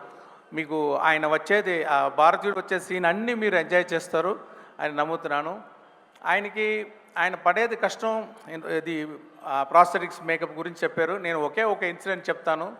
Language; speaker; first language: Telugu; non-native, local second language; Tamil